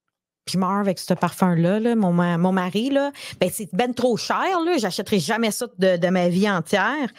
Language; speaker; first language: French; native; French